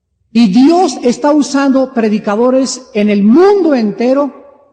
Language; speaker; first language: Spanish; native; Spanish